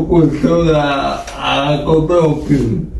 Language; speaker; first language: French; non-native, learner; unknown